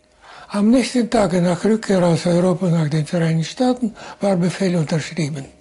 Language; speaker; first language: German; non-native, fluent; Russian